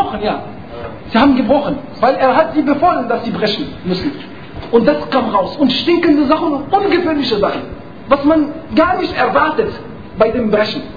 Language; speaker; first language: German; non-native, fluent; Arabic